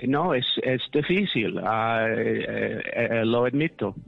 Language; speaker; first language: Spanish; non-native, fluent; English